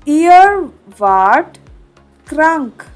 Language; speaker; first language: German; non-native, fluent; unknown